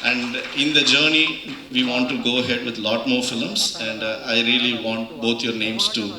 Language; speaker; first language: English; non-native, local second language; Tamil